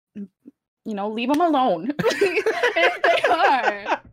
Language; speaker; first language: English; early bilingual, other home language; Spanish